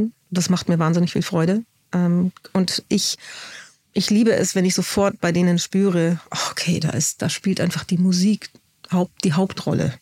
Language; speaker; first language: German; native; German